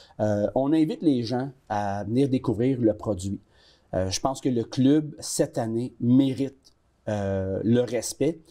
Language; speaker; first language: French; native; French